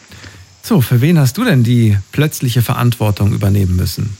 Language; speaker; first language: German; native; German